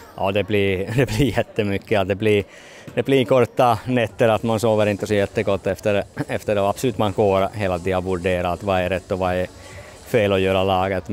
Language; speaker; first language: Swedish; non-native, fluent; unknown